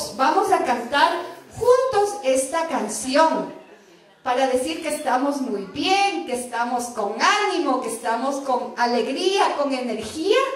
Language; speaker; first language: Spanish; native; Spanish